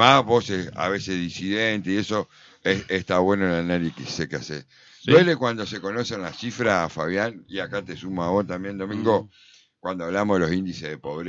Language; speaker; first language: Spanish; native; Spanish